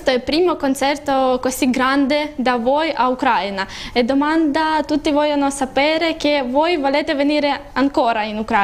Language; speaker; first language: Italian; non-native, learner; Russian